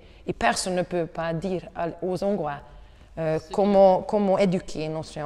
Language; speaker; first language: French; non-native, learner; Hungarian